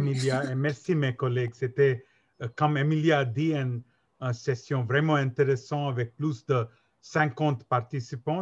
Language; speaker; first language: French; non-native, learner; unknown